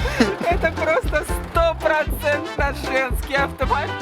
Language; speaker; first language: Russian; native; Russian